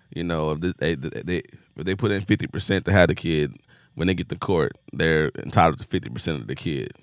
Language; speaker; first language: English; native; English